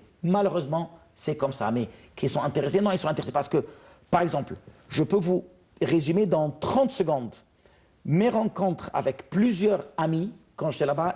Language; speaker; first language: French; non-native, fluent; Arabic